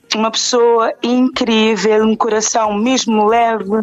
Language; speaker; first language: Portuguese; non-native, local second language; Kabuverdianu